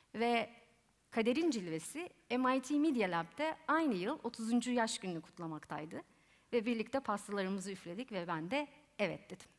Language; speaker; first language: Turkish; native; Turkish